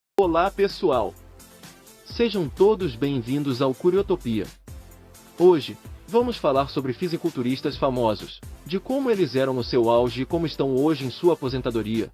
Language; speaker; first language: Portuguese; native; Portuguese